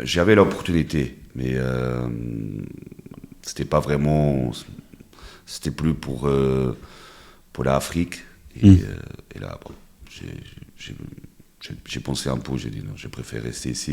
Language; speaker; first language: French; non-native, fluent; Portuguese